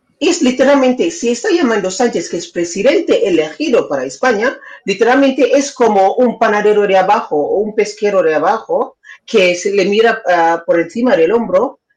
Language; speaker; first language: Spanish; non-native, fluent; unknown